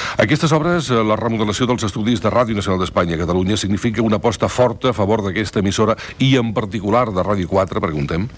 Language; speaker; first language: Catalan; native; Catalan